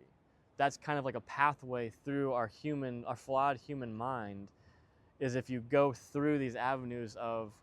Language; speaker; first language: English; native; English